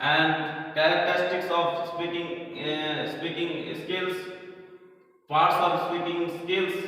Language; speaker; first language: English; non-native, local second language; Bangla